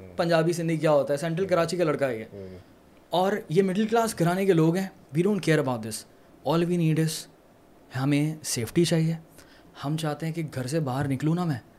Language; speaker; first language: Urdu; native; Urdu